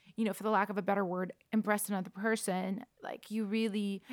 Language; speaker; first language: English; non-native, fluent; Russian